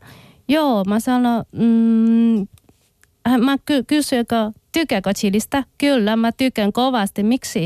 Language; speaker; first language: Finnish; non-native, learner; Chinese